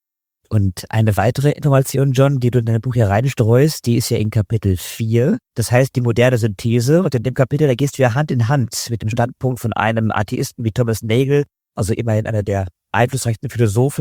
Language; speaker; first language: German; native; German